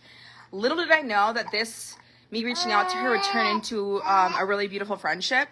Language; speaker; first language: English; native; English